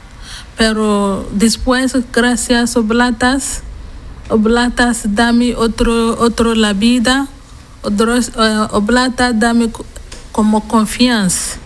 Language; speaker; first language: Spanish; non-native, learner; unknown